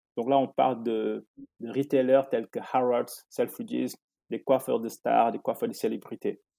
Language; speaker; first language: French; non-native, local second language; Wolof